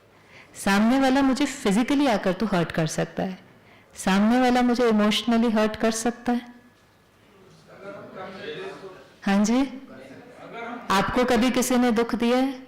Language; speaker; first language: Hindi; native; Hindi